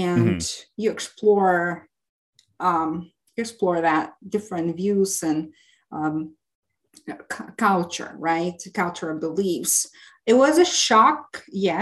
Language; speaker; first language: English; non-native, fluent; Bulgarian